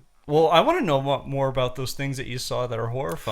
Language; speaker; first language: English; native; English